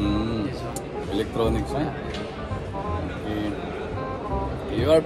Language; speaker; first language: English; non-native, learner; Filipino